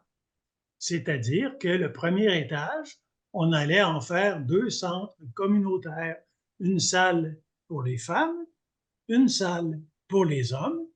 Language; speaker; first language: French; native; French